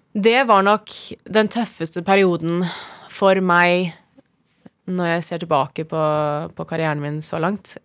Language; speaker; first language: Norwegian; native; Norwegian